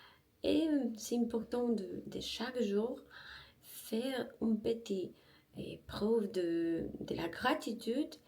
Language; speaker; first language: French; non-native, learner; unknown